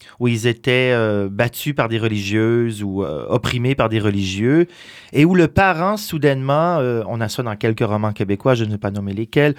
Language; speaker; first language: French; native; French